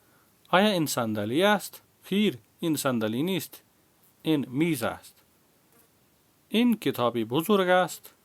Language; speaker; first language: Persian; non-native, fluent; Urdu